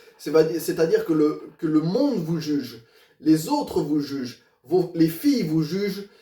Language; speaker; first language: French; native; French